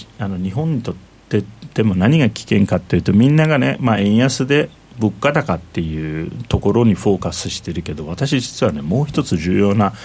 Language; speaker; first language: Japanese; non-native, fluent; Turkish